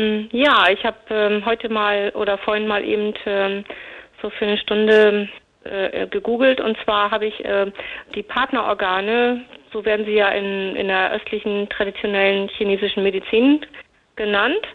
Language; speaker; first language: German; native; German